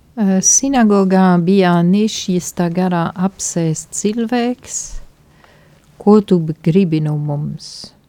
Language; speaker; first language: Latvian; non-native, fluent; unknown